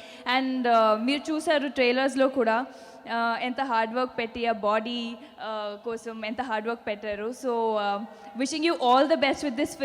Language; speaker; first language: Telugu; non-native, learner; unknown